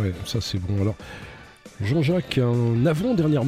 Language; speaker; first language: French; native; French